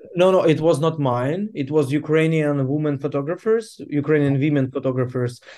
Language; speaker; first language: English; non-native, fluent; Ukrainian